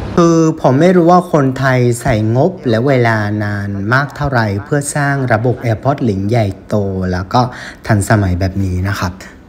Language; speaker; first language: Thai; non-native, fluent; Vietnamese